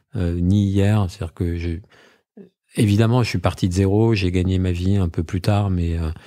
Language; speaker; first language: French; native; French